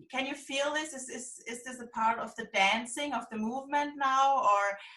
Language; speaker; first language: English; non-native, fluent; German